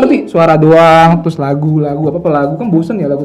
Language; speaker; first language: Indonesian; native; Indonesian